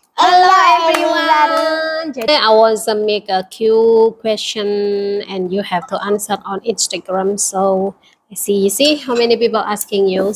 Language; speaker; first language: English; non-native, learner; Indonesian